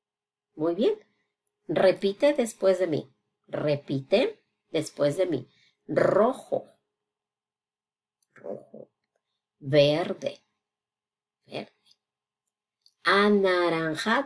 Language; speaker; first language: Spanish; non-native, fluent; English